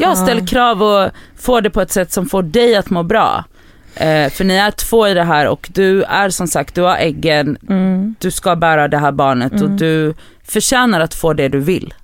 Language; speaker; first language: Swedish; native; Swedish